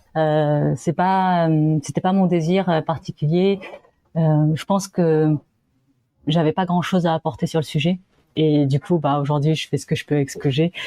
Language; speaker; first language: French; native; French